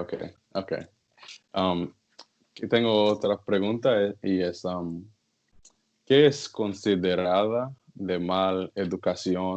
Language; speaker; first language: Spanish; non-native, learner; English